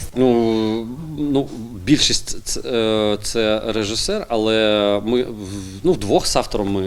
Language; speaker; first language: Ukrainian; native; Ukrainian